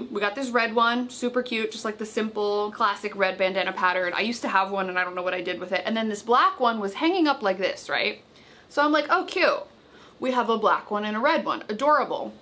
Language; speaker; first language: English; native; English